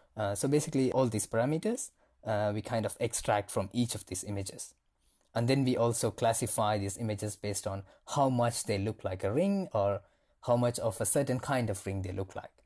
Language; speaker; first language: English; non-native, local second language; Tamil